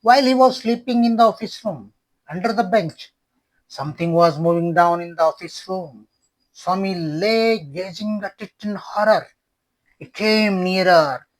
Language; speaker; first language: English; non-native, local second language; Kannada